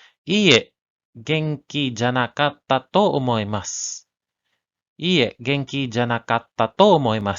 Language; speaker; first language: Japanese; non-native, learner; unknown